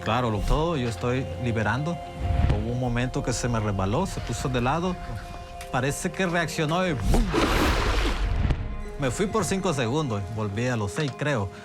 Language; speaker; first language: Spanish; native; Spanish